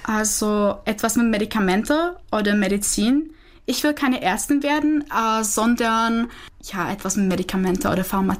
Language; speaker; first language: German; non-native, fluent; Czech